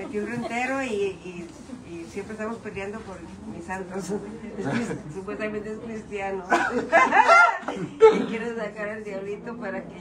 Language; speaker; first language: Spanish; native; Spanish